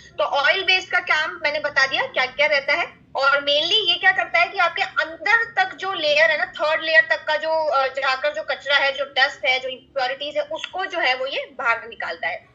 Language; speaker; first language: Hindi; native; Hindi